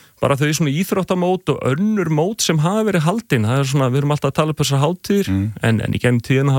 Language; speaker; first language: Icelandic; native; Icelandic